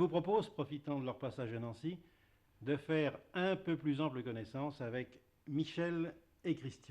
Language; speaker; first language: French; native; French